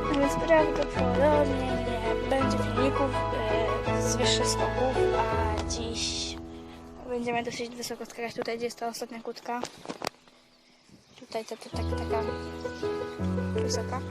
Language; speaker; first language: Polish; native; Polish